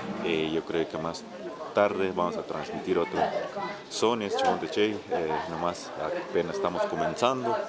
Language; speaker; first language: Spanish; non-native, local second language; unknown